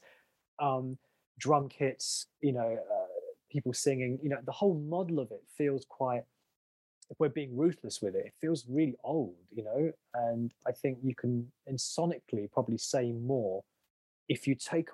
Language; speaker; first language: English; native; English